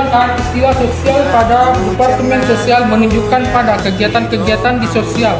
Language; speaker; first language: Indonesian; non-native, local second language; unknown